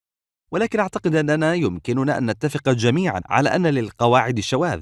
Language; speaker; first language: Arabic; native; Arabic